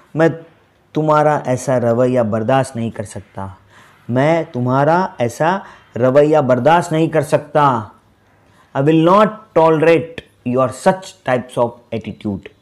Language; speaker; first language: Hindi; native; Hindi